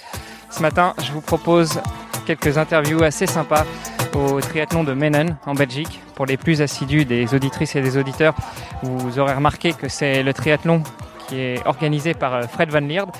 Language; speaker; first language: French; native; French